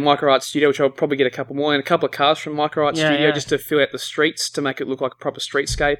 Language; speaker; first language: English; native; English